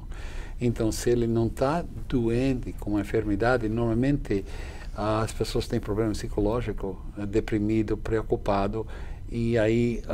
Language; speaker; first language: Portuguese; non-native, fluent; English